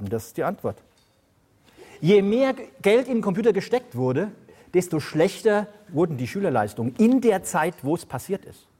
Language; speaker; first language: German; native; German